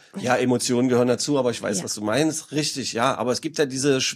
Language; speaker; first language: German; native; German